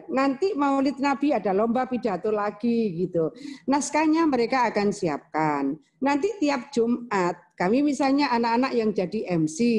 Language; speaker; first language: Indonesian; native; Indonesian